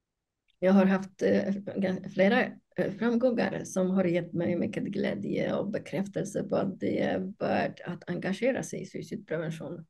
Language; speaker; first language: Swedish; non-native, fluent; Polish